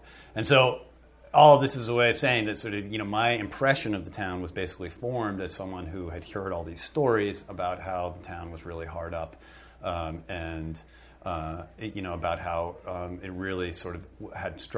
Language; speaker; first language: English; native; English